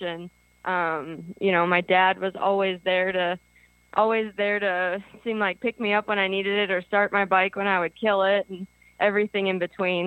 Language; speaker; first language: English; native; English